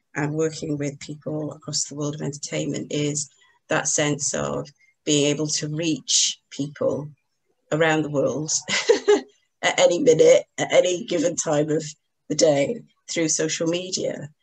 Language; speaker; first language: English; native; English